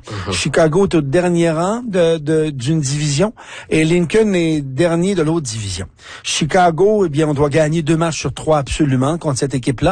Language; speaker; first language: French; native; French